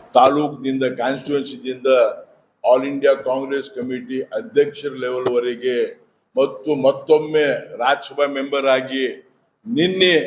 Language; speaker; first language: Kannada; non-native, local second language; Lambadi